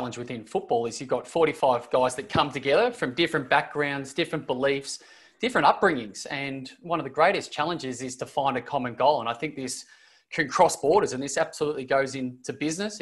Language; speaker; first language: English; native; English